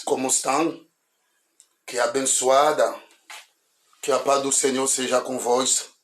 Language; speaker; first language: Portuguese; non-native, learner; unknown